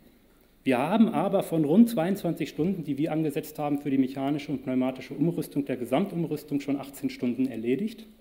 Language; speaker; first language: German; native; German